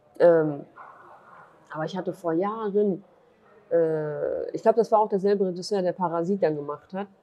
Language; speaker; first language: German; early bilingual, other home language; Kurdish